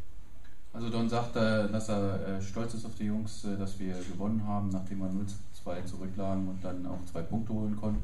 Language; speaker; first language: German; native; German